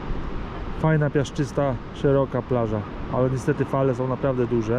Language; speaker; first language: Polish; native; Polish